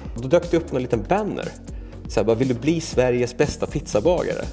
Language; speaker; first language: Swedish; early bilingual, other home language; Serbian